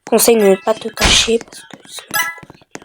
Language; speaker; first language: French; native; French